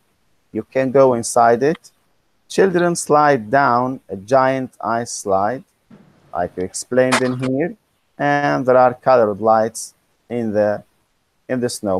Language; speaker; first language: English; non-native, fluent; Arabic